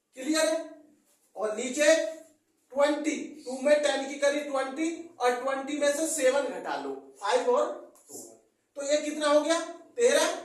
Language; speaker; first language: Hindi; native; Hindi